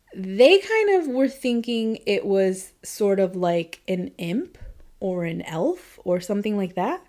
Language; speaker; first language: English; native; English